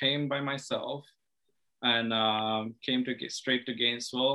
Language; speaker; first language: English; non-native, local second language; Hindi